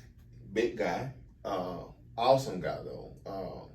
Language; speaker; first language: English; native; English